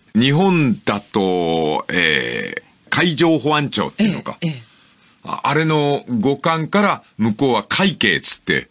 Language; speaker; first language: Japanese; native; Japanese